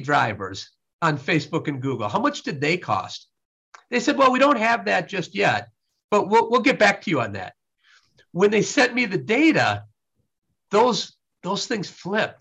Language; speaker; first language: English; native; English